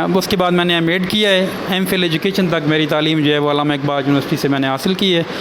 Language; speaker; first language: Urdu; non-native, local second language; Punjabi